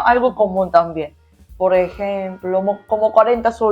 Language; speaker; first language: Spanish; non-native, learner; Korean